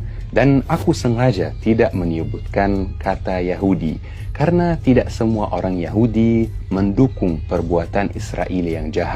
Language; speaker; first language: Indonesian; non-native, fluent; Arabic